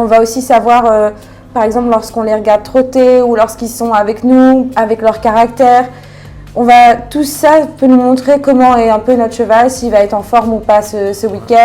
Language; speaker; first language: French; native; French